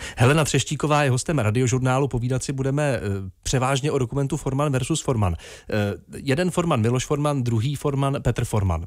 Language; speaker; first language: Czech; native; Czech